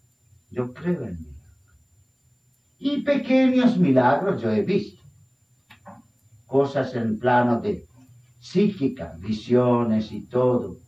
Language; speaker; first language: Spanish; non-native, fluent; Bangla